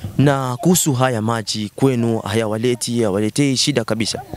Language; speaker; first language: Swahili; native; Swahili